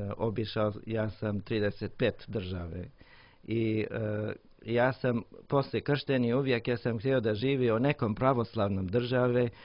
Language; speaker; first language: Croatian; non-native, learner; English